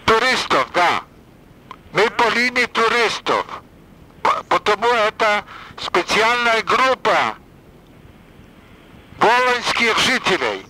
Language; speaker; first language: Russian; non-native, fluent; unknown